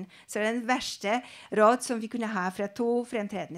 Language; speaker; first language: Norwegian; non-native, fluent; Polish